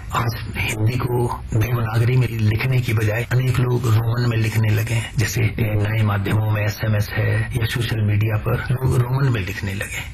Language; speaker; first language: Hindi; native; Hindi